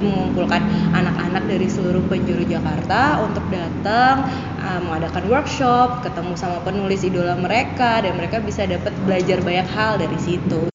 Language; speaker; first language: Indonesian; native; Indonesian